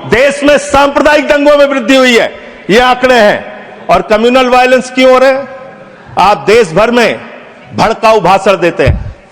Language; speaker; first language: Hindi; native; Hindi